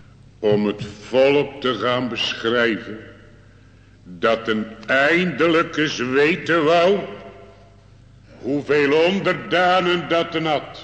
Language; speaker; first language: Dutch; native; Dutch